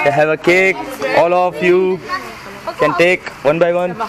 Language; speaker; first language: English; non-native, learner; Hindi